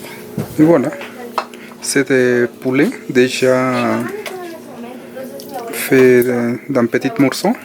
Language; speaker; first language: French; non-native, fluent; Spanish